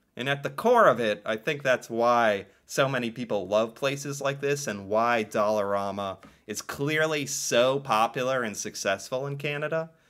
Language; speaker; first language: English; native; English